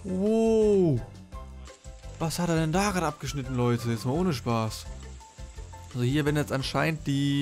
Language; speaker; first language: German; native; German